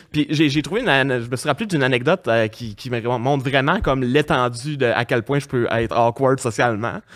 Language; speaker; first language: French; native; French